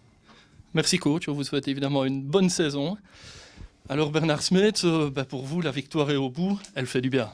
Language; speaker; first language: French; native; French